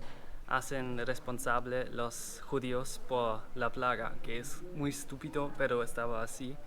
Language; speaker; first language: Spanish; non-native, learner; German